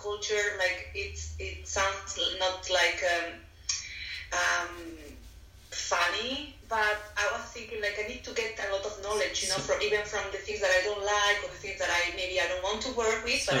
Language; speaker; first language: English; non-native, fluent; Spanish